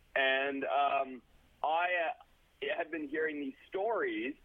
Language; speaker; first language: English; native; English